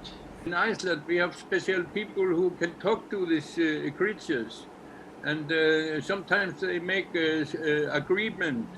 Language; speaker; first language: English; non-native, learner; Icelandic